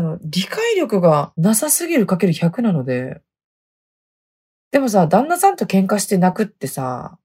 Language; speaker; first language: Japanese; native; Japanese